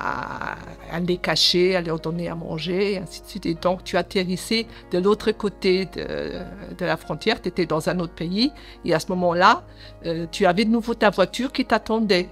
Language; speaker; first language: French; early bilingual, other home language; Portuguese